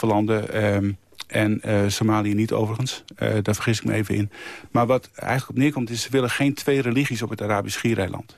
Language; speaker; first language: Dutch; native; Dutch